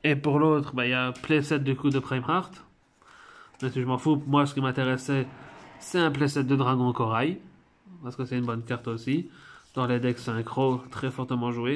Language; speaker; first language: French; native; French